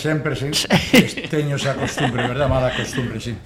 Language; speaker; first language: Galician; non-native, local second language; Spanish